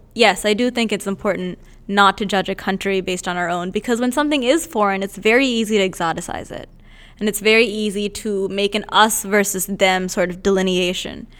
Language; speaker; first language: English; native; English